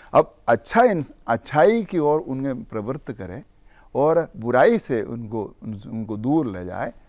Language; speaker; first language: Hindi; non-native, local second language; Malayalam